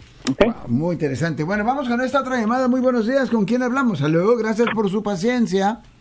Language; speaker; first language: Spanish; native; Spanish